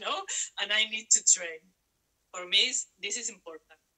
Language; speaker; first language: English; non-native, learner; Spanish